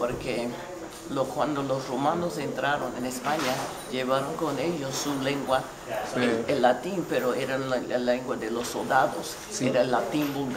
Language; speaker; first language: Spanish; non-native, fluent; English